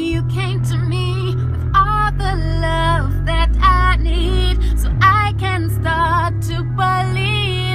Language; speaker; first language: English; early bilingual, other home language; German